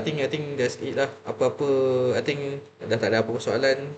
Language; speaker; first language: English; non-native, local second language; Malay